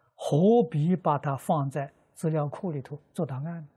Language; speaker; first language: Chinese; native; Chinese